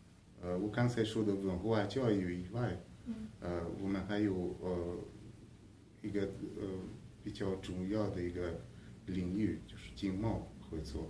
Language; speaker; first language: Chinese; non-native, fluent; Hungarian